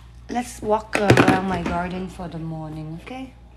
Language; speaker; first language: English; non-native, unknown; Vietnamese